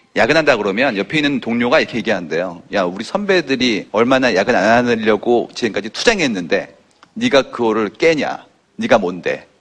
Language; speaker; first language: Korean; native; Korean